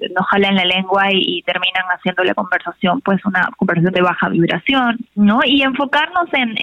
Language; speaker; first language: Spanish; native; Spanish